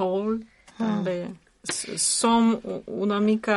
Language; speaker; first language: Catalan; non-native, learner; Russian